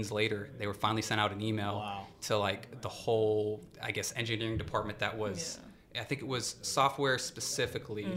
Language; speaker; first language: English; native; English